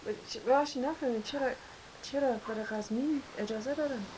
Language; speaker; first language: Persian; non-native, fluent; English